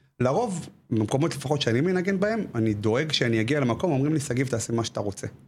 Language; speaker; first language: Hebrew; native; Hebrew